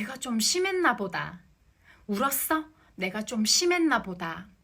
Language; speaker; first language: Korean; non-native, fluent; Japanese